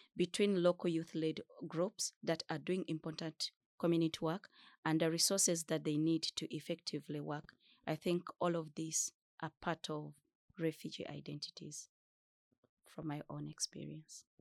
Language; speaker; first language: English; non-native, fluent; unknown